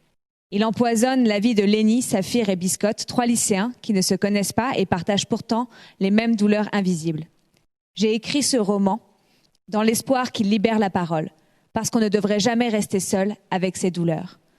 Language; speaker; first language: French; native; French